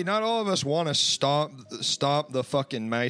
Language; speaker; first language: English; native; English